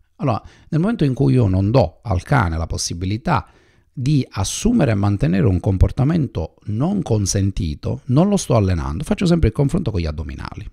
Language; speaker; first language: Italian; native; Italian